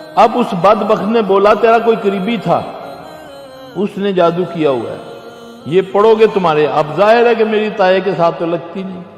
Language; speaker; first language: Urdu; non-native, local second language; Punjabi